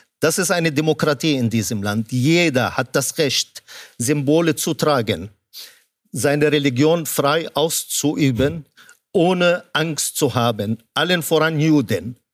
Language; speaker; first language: German; non-native, fluent; Arabic